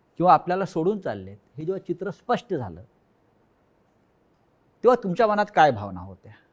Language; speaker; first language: Marathi; native; Marathi